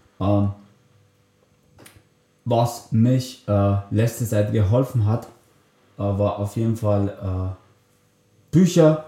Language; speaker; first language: German; early bilingual, other home language; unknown